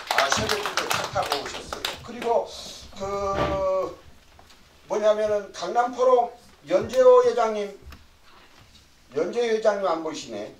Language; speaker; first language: Korean; native; Korean